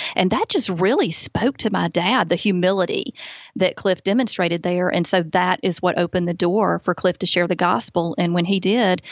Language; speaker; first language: English; native; English